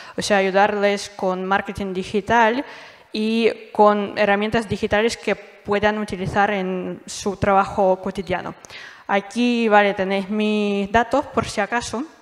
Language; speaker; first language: Spanish; non-native, fluent; Russian